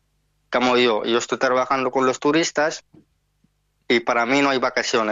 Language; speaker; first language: Spanish; non-native, learner; Hindi